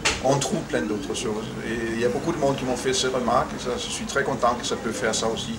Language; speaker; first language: French; non-native, fluent; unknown